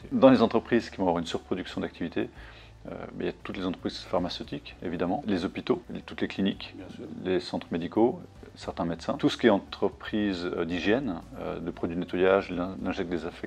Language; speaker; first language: French; native; French